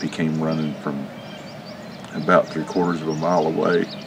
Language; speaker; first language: English; native; English